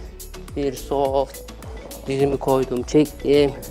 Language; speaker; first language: Turkish; native; Turkish